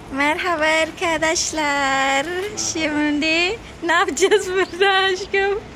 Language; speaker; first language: Turkish; non-native, learner; Indonesian